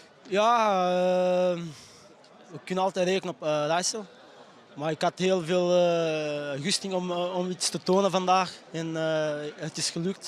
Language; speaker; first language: Dutch; non-native, fluent; French